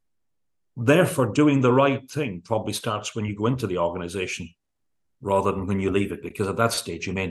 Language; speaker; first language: English; native; English